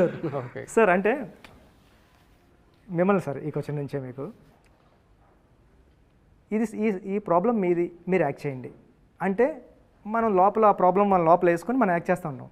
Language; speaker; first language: Telugu; native; Telugu